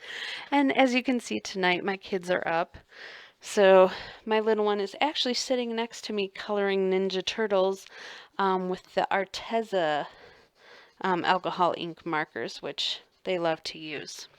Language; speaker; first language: English; native; English